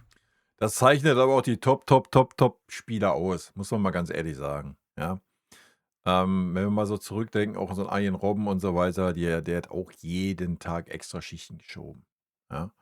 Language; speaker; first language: German; native; German